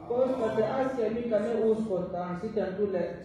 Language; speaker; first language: Finnish; non-native, fluent; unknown